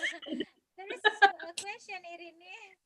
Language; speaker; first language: English; non-native, fluent; Indonesian